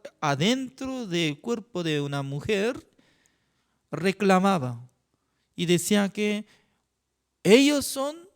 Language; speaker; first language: Spanish; non-native, fluent; Korean